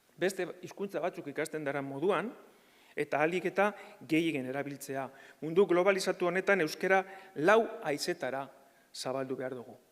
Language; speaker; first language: Basque; native; Basque